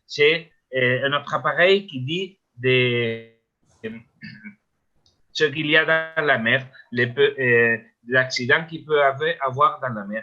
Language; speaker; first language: French; non-native, learner; Spanish